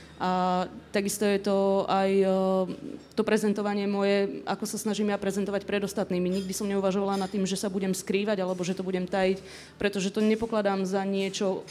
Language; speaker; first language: Slovak; native; Slovak